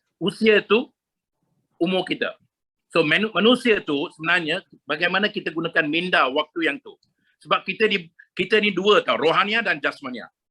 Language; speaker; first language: Malay; non-native, local second language; Tamil